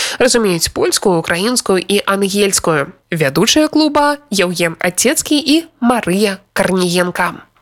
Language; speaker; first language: Belarusian; native; Belarusian